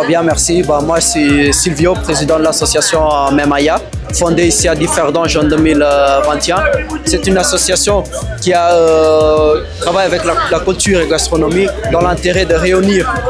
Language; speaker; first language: French; non-native, fluent; Kabuverdianu